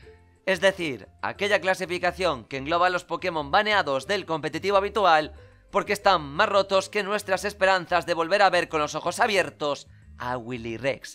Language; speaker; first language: Spanish; native; Spanish